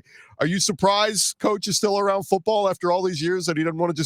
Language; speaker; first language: English; native; English